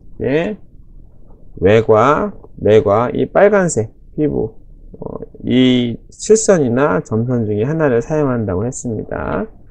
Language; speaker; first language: Korean; native; Korean